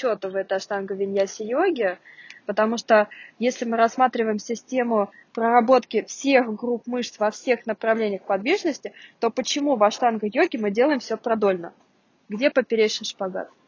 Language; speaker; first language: Russian; native; Russian